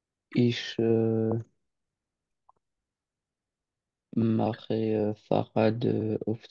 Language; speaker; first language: German; non-native, learner; French